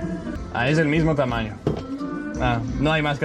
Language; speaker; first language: Spanish; non-native, learner; Danish